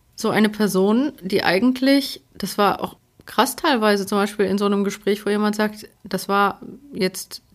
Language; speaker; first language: German; early bilingual, other home language; Polish